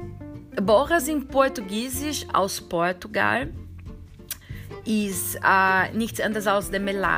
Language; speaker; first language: German; non-native, fluent; Portuguese